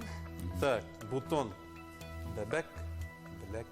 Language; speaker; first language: Russian; non-native, local second language; Tatar